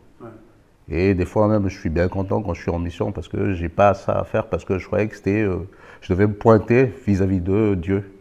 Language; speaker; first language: French; non-native, local second language; Malagasy